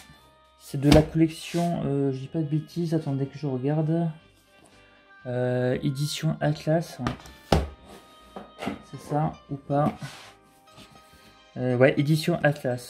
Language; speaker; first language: French; native; French